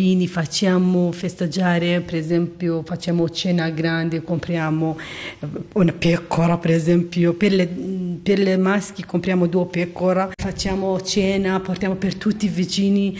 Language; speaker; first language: Italian; non-native, learner; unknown